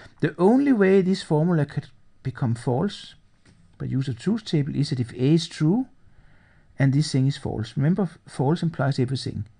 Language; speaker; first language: English; non-native, fluent; Danish